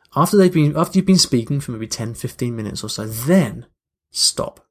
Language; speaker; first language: English; native; English